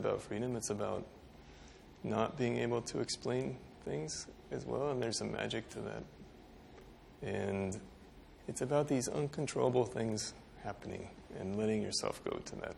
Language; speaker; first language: English; native; English